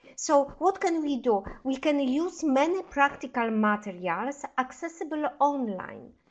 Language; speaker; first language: English; non-native, fluent; Polish